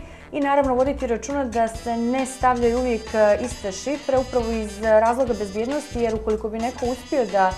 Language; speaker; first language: Croatian; native; Croatian